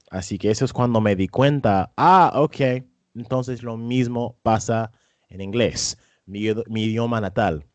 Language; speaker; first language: Spanish; non-native, fluent; English